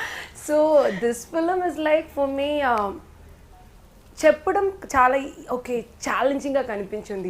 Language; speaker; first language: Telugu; non-native, learner; Malayalam